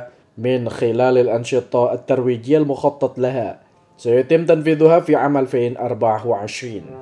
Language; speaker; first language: Arabic; non-native, fluent; Indonesian